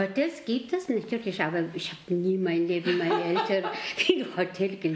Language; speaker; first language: German; non-native, learner; Mongolian